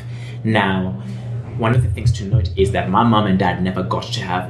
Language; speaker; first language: English; native; English